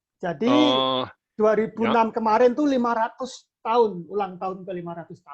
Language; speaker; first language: Indonesian; native; Indonesian